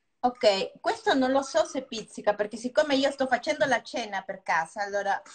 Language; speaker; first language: Italian; non-native, fluent; Spanish